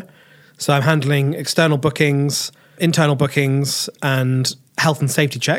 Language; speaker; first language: English; native; English